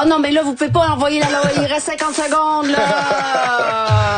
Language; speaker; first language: French; native; French